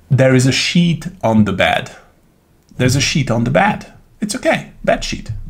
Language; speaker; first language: English; non-native, fluent; Hungarian